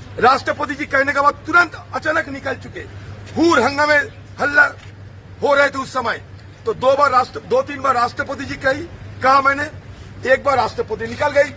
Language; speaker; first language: Hindi; non-native, local second language; Bangla